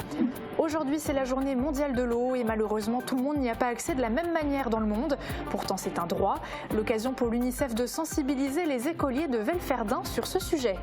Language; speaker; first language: French; native; French